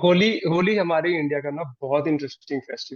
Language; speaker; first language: Hindi; native; Hindi